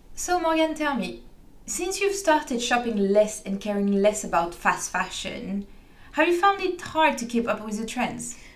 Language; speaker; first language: English; non-native, fluent; French